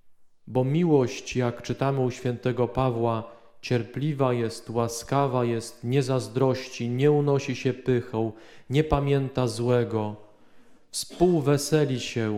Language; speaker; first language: Polish; native; Polish